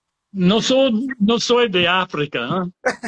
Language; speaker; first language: Spanish; non-native, learner; English